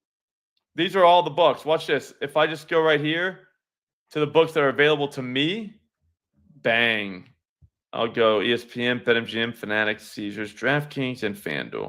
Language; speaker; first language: English; native; English